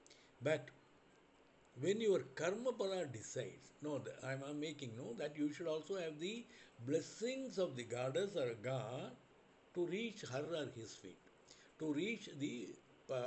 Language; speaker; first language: English; non-native, local second language; Tamil